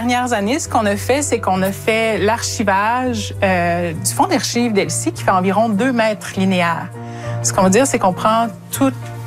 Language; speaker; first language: French; native; French